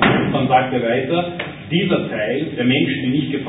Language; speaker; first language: German; native; German